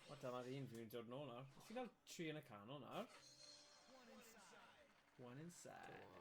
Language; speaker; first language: Welsh; native; Welsh